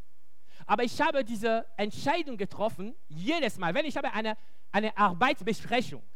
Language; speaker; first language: German; non-native, local second language; French